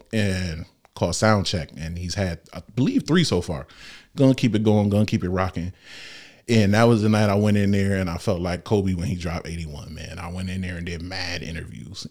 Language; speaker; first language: English; native; English